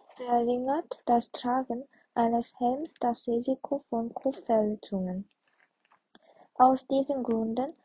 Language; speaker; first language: German; non-native, learner; Korean